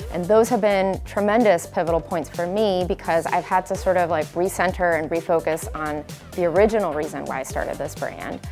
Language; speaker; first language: English; early bilingual, other home language; Spanish